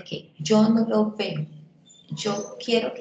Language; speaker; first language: Spanish; native; Spanish